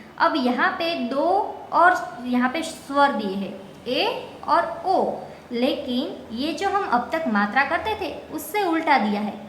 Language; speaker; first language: Hindi; non-native, local second language; Gujarati